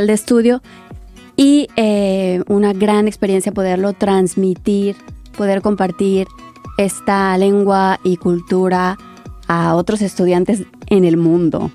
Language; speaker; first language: Spanish; native; Spanish